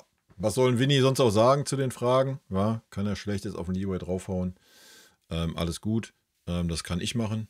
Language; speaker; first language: German; native; German